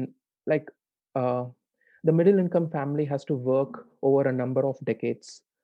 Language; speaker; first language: English; non-native, local second language; Tamil